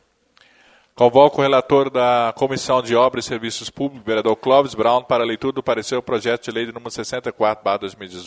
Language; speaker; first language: Portuguese; native; Portuguese